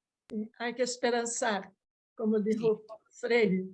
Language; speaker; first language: Spanish; non-native, learner; Portuguese